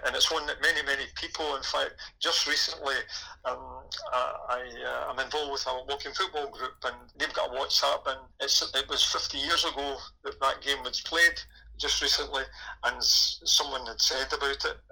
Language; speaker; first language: English; native; English